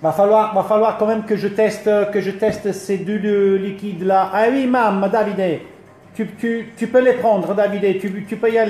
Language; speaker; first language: French; early bilingual, other home language; Italian